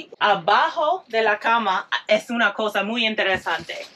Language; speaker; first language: Spanish; non-native, fluent; English